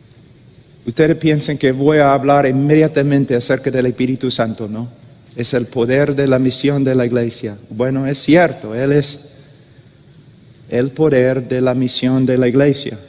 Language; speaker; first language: Spanish; non-native, fluent; English